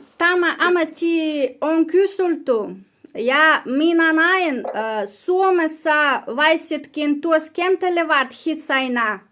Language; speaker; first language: Finnish; non-native, learner; Russian